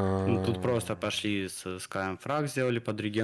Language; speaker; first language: Russian; native; Russian